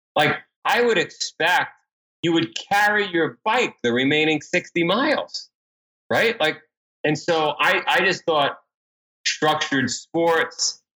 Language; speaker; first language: English; native; English